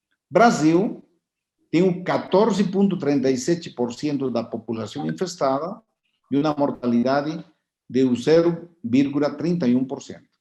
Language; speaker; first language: Portuguese; non-native, fluent; Spanish